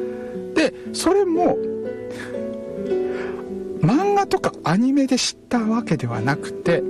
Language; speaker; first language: Japanese; native; Japanese